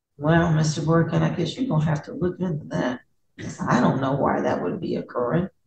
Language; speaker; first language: English; native; English